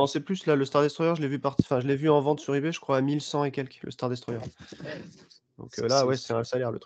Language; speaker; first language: French; native; French